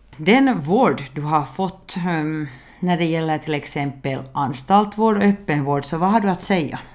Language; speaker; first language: Swedish; native; Swedish